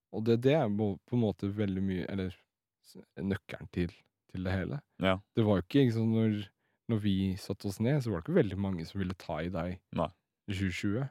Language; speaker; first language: Norwegian; early bilingual, other home language; Riffian